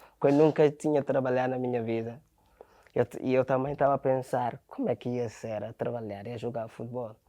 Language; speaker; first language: Portuguese; non-native, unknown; Akan